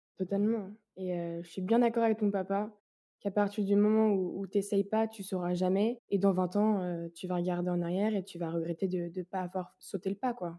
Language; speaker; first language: French; native; French